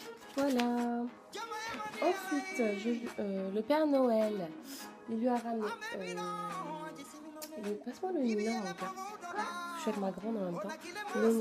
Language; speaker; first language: French; native; French